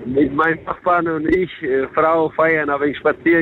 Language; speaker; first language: German; non-native, learner; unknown